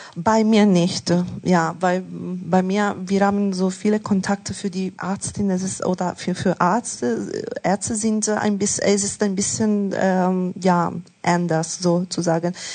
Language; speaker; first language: German; non-native, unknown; Italian